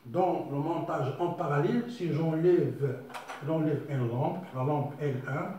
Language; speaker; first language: French; non-native, local second language; Arabic